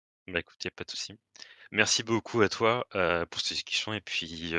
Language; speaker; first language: French; native; French